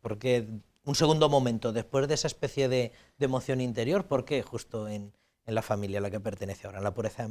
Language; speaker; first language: Spanish; native; Spanish